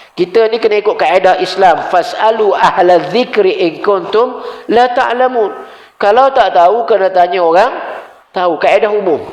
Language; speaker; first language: Malay; native; Malay